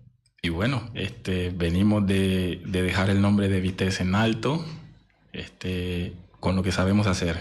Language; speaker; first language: Spanish; native; Spanish